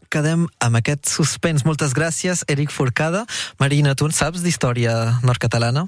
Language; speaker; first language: Catalan; native; Catalan